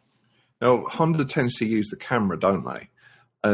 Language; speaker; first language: English; native; English